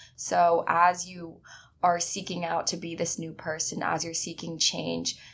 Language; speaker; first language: English; early bilingual, other home language; Chinese